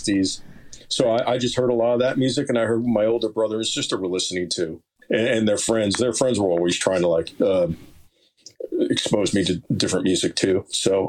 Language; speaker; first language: English; native; English